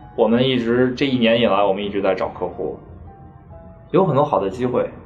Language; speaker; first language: Chinese; native; Chinese